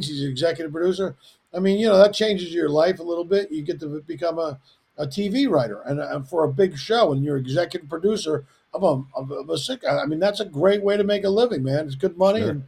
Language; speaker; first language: English; native; English